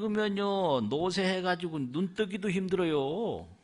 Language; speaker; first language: Korean; native; Korean